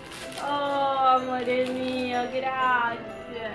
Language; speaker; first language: Italian; native; Italian